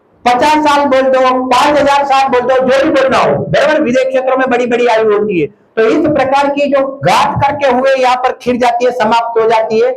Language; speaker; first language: Hindi; non-native, local second language; Gujarati